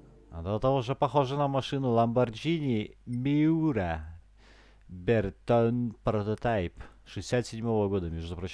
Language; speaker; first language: Russian; native; Russian